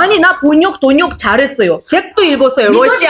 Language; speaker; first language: Korean; non-native, fluent; Uzbek